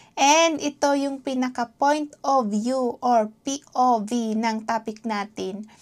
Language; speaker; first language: Filipino; non-native, local second language; Hiligaynon